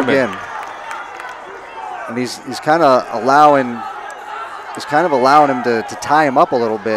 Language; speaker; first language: English; native; English